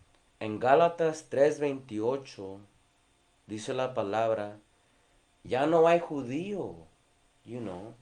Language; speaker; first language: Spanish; early bilingual, heritage; Spanish